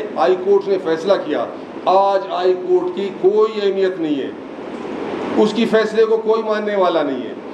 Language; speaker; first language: Urdu; non-native, local second language; Baluchi